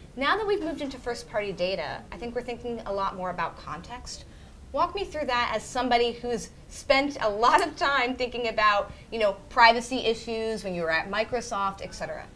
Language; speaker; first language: English; native; English